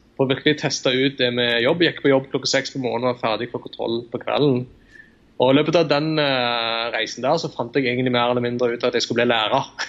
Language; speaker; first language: Norwegian; early bilingual, other home language; Tamil